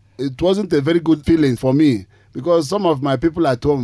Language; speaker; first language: English; non-native, local second language; Igbo